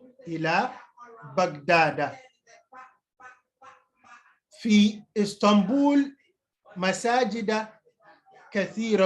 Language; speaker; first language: Arabic; non-native, fluent; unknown